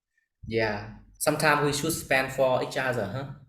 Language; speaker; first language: English; non-native, learner; Vietnamese